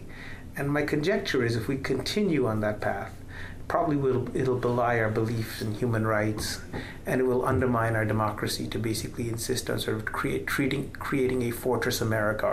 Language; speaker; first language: English; non-native, local second language; Tamil